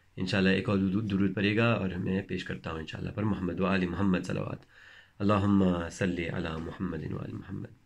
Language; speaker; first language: Hindi; early bilingual, heritage; Hindi